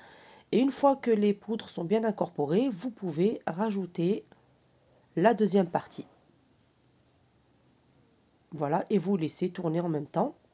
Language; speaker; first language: French; native; French